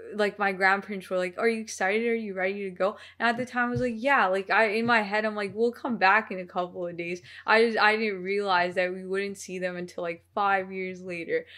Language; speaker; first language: English; early bilingual, other home language; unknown